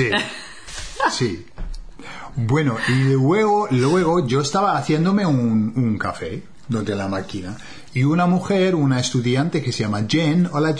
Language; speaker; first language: Spanish; non-native, fluent; English